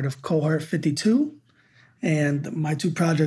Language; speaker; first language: English; native; English